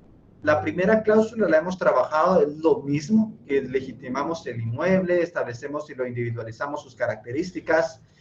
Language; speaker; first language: Spanish; native; Spanish